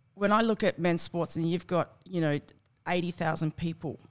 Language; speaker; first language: English; native; English